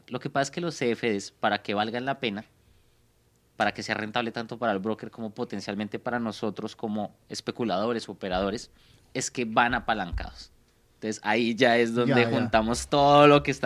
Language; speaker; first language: Spanish; native; Spanish